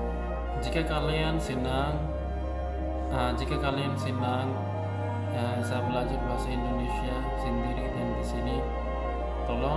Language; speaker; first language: Indonesian; non-native, learner; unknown